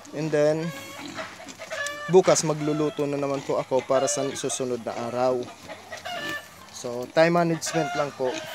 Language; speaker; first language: Filipino; non-native, local second language; Bikol